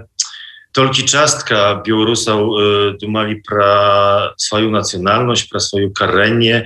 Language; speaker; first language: Belarusian; non-native, local second language; Polish